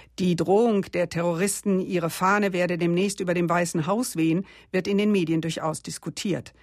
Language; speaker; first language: German; native; German